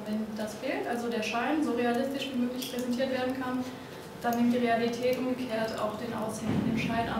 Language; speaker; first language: German; native; German